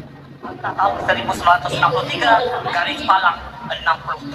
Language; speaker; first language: Malay; native; Malay